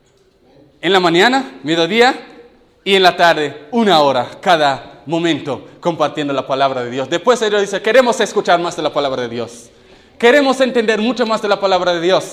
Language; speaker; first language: Spanish; non-native, learner; English